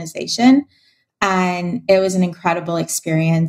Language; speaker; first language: English; native; English